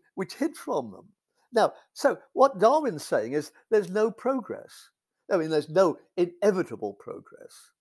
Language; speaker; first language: English; native; English